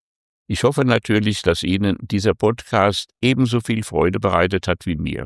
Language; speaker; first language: German; native; German